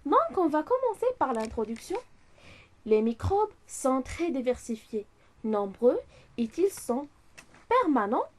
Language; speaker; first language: French; non-native, local second language; Arabic